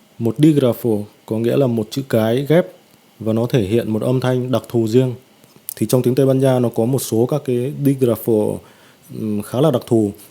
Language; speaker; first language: Vietnamese; native; Vietnamese